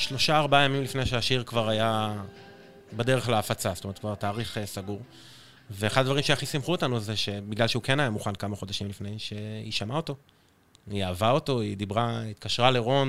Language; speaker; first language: Hebrew; native; Hebrew